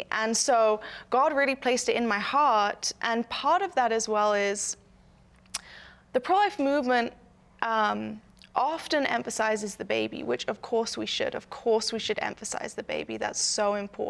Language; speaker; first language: English; native; English